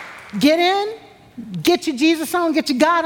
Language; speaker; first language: English; native; English